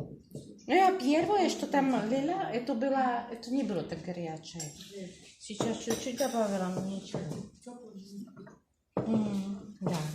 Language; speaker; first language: Russian; non-native, learner; Czech